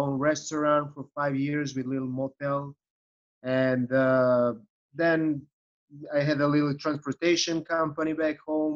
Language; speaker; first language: English; non-native, fluent; Serbian